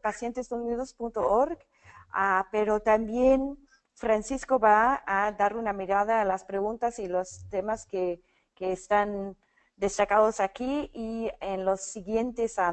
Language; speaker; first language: Spanish; non-native, fluent; English